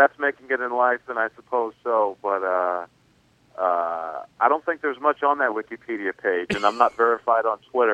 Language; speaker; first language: English; native; English